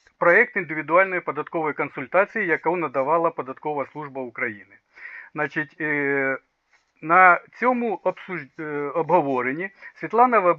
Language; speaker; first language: Ukrainian; non-native, local second language; Russian